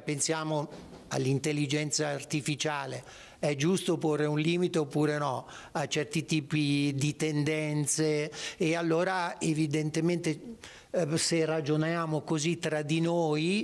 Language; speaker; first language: Italian; native; Italian